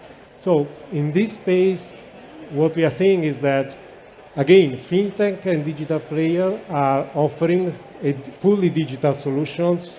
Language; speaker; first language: English; non-native, fluent; Italian